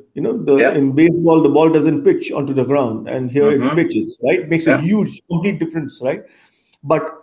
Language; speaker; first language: English; non-native, local second language; Bangla